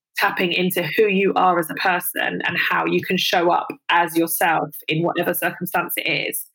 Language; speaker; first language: English; native; English